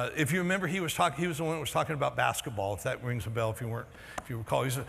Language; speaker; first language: English; native; English